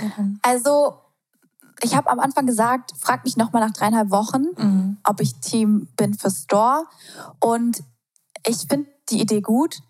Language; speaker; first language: German; native; German